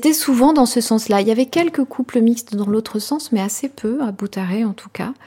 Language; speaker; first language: French; non-native, local second language; Kinyarwanda